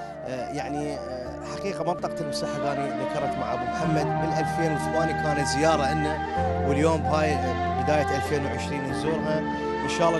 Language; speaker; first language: Arabic; native; Arabic